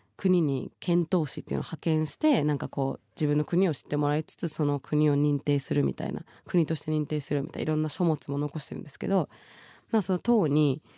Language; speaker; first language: Japanese; early bilingual, other home language; Bangla